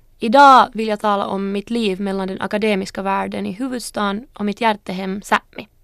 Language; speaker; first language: Swedish; early bilingual, other home language; Northern Sami